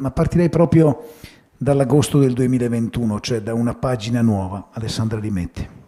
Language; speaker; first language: Italian; native; Italian